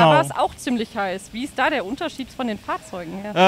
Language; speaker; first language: German; native; German